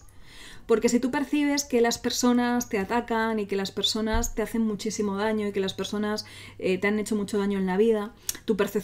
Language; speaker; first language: Spanish; native; Spanish